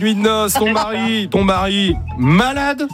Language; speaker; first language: French; native; French